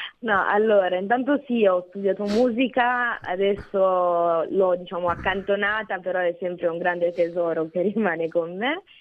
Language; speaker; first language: Italian; early bilingual, other home language; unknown